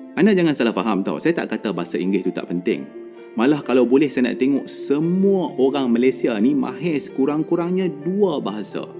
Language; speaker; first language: Malay; native; Malay